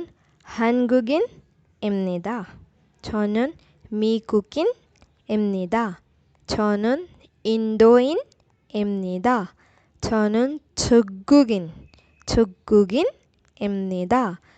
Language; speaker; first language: Korean; non-native, fluent; Urdu